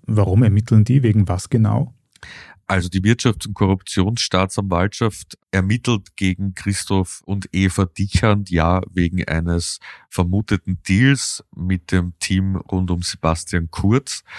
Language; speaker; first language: German; native; German